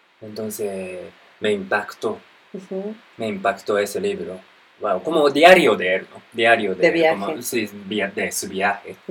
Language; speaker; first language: Spanish; non-native, learner; Japanese